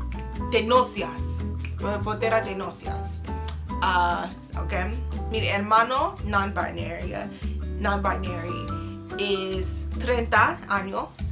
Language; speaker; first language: Spanish; non-native, learner; English